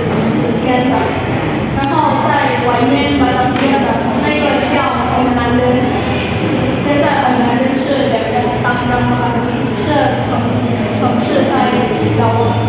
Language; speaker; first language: Chinese; non-native, learner; Indonesian